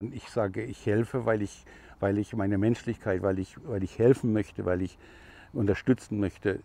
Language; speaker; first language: German; non-native, fluent; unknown